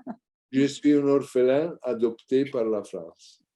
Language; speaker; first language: French; non-native, learner; Italian